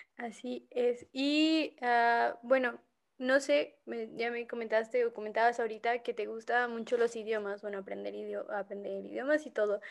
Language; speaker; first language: Spanish; native; Spanish